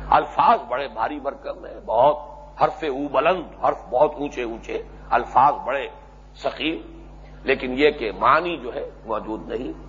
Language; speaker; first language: Urdu; native; Urdu